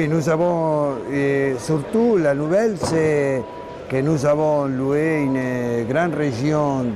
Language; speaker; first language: French; non-native, learner; Spanish